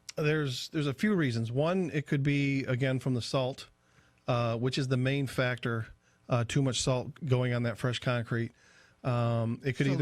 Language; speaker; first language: English; native; English